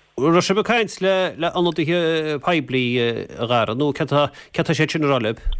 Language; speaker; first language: Irish; native; Irish